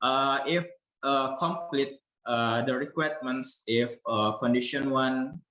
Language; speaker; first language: English; non-native, learner; Indonesian